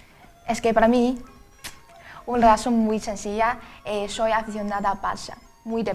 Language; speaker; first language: Spanish; non-native, fluent; Chinese